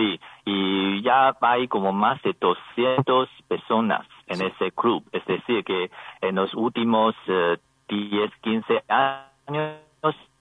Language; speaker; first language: Spanish; non-native, learner; Chinese